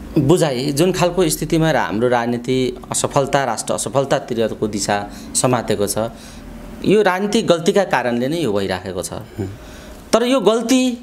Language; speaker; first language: Nepali; native; Nepali